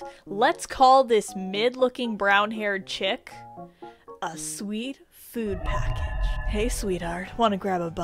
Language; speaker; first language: English; native; English